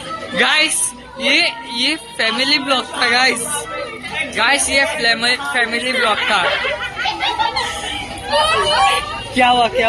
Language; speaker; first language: Hindi; non-native, local second language; Bangla